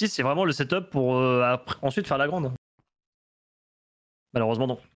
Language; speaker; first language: French; native; French